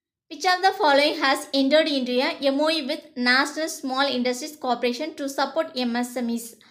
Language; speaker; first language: English; non-native, local second language; Tamil